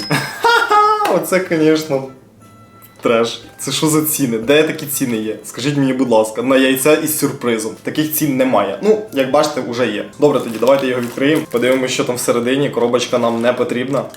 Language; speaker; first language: Ukrainian; non-native, local second language; Russian